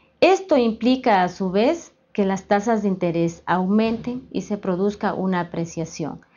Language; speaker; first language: Spanish; native; Spanish